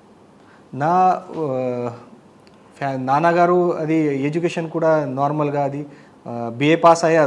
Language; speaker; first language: Telugu; non-native, learner; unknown